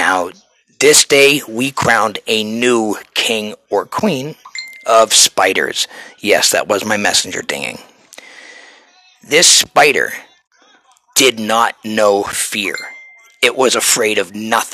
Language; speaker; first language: English; native; English